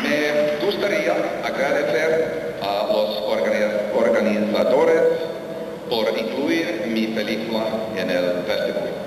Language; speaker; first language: Spanish; non-native, fluent; Finnish